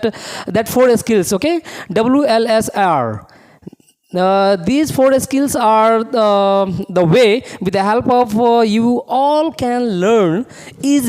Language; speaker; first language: English; non-native, local second language; Hindi